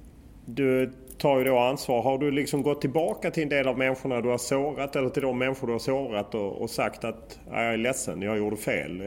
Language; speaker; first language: Swedish; native; Swedish